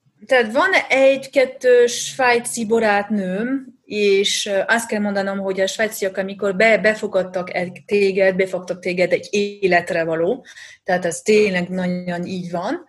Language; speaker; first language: Hungarian; non-native, fluent; French